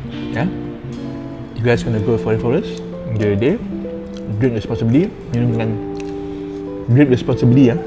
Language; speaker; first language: English; non-native, local second language; Malay